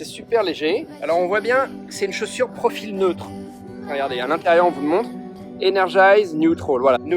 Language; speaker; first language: French; native; French